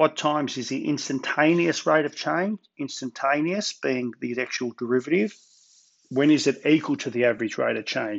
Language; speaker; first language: English; native; English